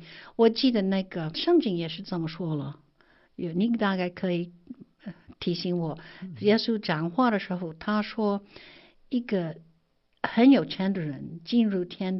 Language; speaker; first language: Chinese; non-native, fluent; English